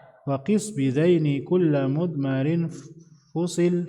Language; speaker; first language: Arabic; non-native, fluent; Indonesian